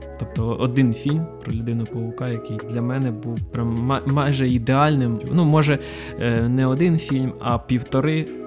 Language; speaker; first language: Ukrainian; non-native, local second language; Russian